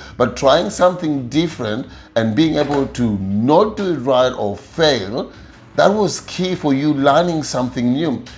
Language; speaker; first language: English; non-native, local second language; Luyia